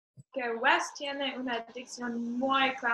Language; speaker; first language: Spanish; non-native, learner; English